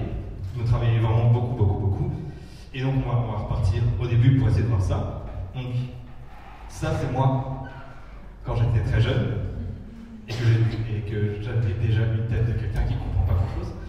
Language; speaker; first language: French; native; French